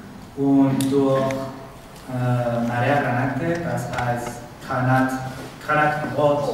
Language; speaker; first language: German; non-native, learner; Spanish